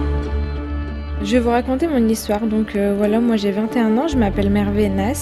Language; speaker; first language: French; native; French